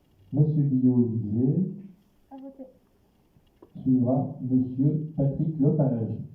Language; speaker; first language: French; native; French